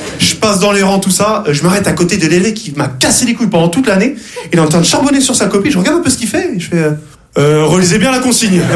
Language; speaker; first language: French; native; French